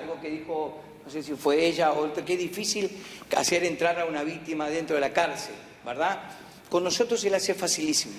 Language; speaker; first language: Spanish; native; Spanish